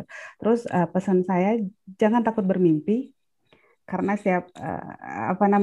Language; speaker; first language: Indonesian; native; Indonesian